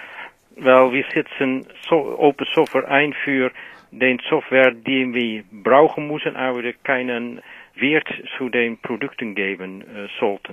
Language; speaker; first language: German; non-native, learner; Dutch